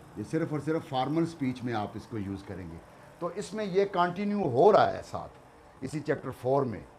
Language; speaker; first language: Urdu; non-native, local second language; Punjabi